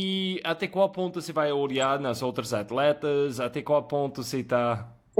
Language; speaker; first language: Portuguese; non-native, fluent; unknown